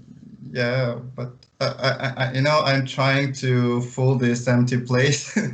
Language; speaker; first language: English; non-native, learner; Ukrainian